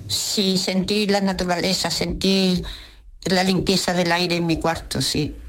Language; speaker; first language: Spanish; early bilingual, other home language; Russian